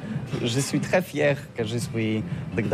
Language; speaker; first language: French; non-native, learner; Polish